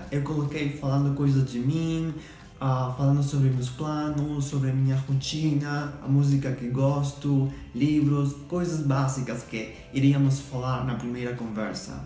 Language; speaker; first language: Portuguese; non-native, fluent; Spanish